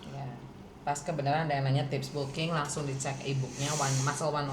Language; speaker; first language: Indonesian; native; Indonesian